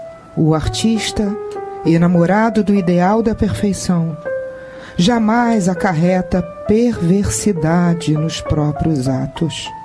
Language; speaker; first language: Portuguese; native; Portuguese